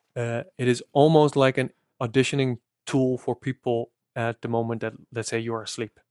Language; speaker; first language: English; non-native, fluent; Dutch